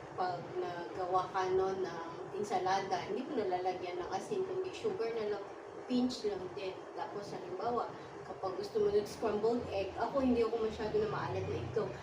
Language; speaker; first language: Filipino; non-native, local second language; Cebuano